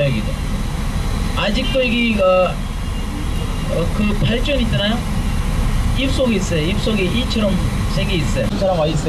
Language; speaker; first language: Korean; non-native, fluent; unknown